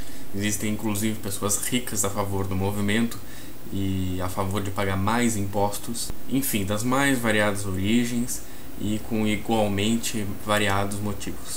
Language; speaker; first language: Portuguese; native; Portuguese